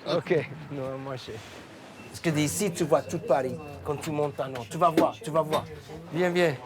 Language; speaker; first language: French; non-native, fluent; English